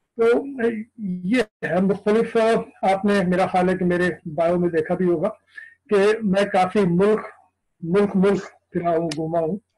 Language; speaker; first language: Urdu; native; Urdu